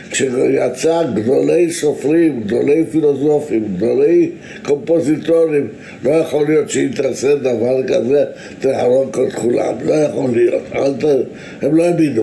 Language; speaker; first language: Hebrew; non-native, fluent; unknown